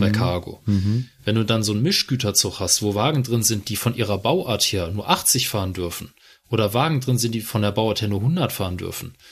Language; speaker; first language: German; native; German